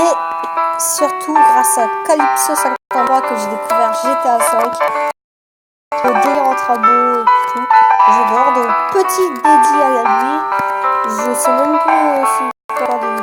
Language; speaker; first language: French; native; French